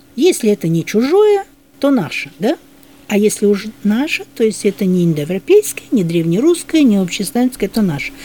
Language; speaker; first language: Russian; native; Russian